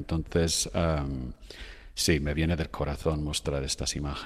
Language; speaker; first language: Spanish; non-native, fluent; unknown